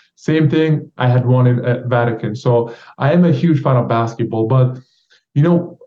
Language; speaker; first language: English; non-native, fluent; Turkish